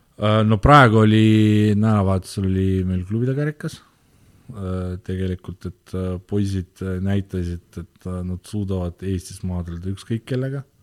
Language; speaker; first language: Estonian; non-native, local second language; Russian